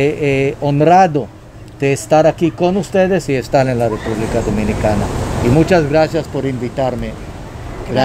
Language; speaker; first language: Spanish; non-native, fluent; Hebrew